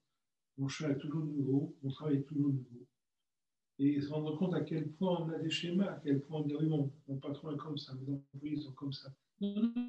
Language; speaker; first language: French; native; French